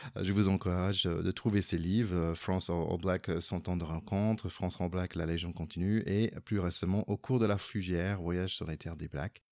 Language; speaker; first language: French; non-native, fluent; English